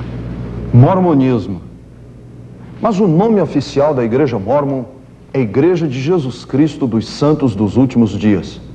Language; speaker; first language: Portuguese; native; Portuguese